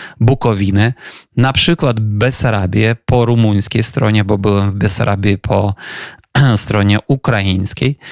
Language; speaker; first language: Polish; non-native, fluent; Ukrainian